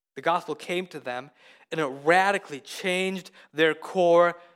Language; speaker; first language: English; early bilingual, other home language; Hindi